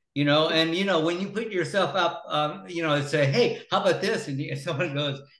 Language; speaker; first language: English; native; English